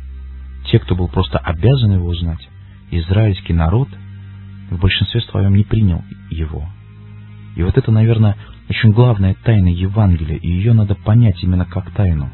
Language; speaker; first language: Russian; native; Russian